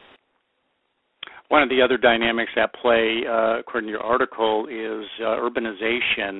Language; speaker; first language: English; native; English